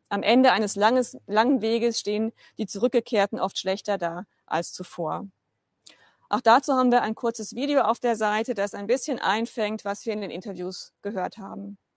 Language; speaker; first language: German; native; German